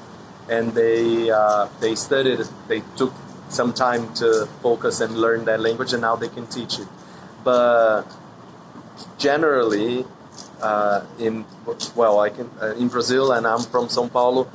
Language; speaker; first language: English; non-native, fluent; Portuguese